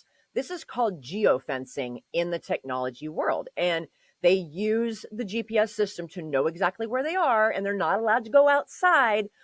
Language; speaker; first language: English; native; English